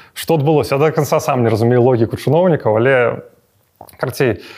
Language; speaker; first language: Belarusian; native; Belarusian